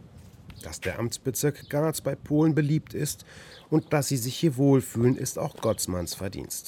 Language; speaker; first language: German; native; German